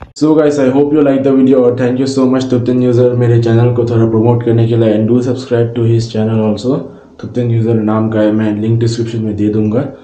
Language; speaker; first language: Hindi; non-native, local second language; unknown